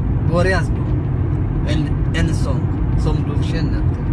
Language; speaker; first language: Swedish; non-native, learner; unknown